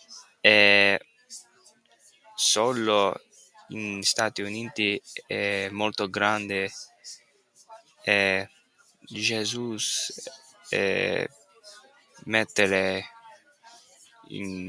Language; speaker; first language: Italian; non-native, learner; English